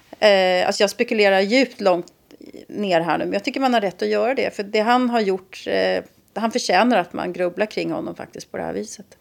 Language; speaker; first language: Swedish; native; Swedish